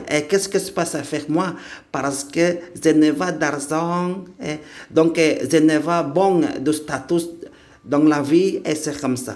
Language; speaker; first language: French; non-native, learner; Indonesian